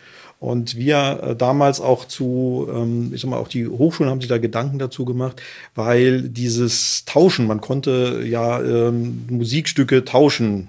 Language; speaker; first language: German; native; German